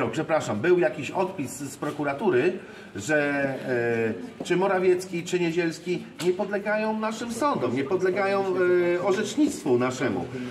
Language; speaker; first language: Polish; native; Polish